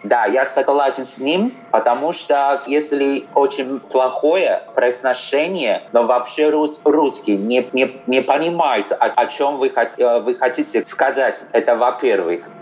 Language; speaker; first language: Russian; non-native, fluent; Chinese